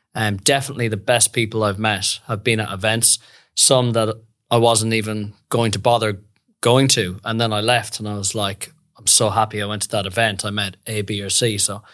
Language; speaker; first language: English; native; English